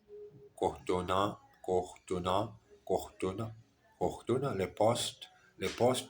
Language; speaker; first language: French; non-native, learner; German